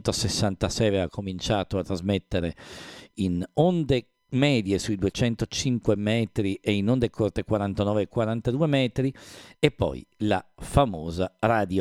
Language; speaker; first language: Italian; native; Italian